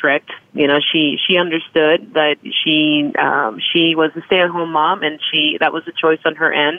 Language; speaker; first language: English; early bilingual, other home language; Spanish